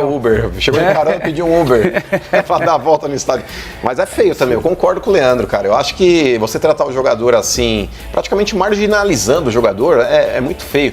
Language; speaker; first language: Portuguese; native; Portuguese